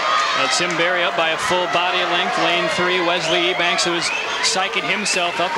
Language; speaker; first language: English; native; English